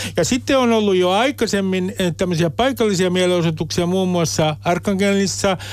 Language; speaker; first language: Finnish; native; Finnish